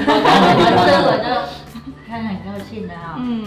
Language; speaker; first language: Chinese; non-native, learner; Vietnamese